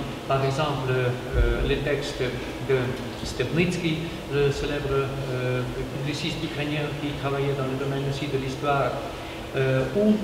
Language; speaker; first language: French; non-native, learner; Ukrainian